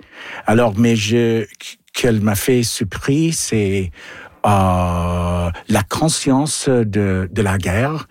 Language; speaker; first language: French; non-native, local second language; English